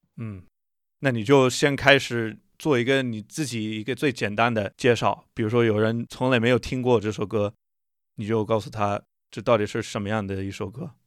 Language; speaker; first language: Chinese; non-native, fluent; English